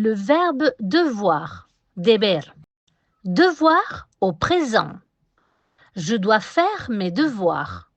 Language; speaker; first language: French; non-native, fluent; Spanish